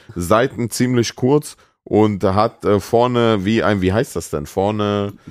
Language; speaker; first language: German; native; German